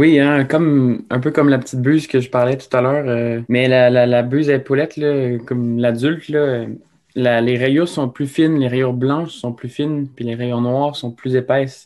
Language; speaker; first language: French; native; French